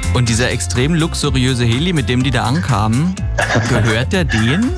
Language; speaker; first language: German; native; German